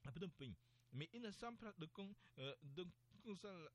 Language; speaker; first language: French; non-native, learner; Khmer